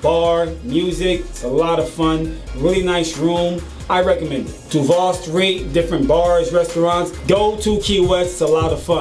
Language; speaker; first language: English; native; English